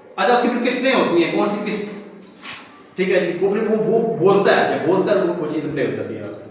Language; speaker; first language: Urdu; non-native, local second language; Pahari-Potwari